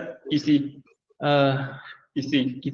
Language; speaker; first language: French; non-native, learner; Chinese